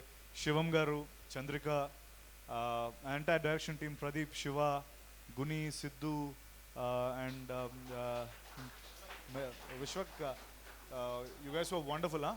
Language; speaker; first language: Telugu; native; Telugu